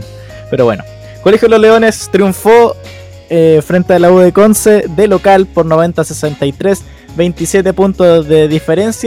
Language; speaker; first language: Spanish; native; Spanish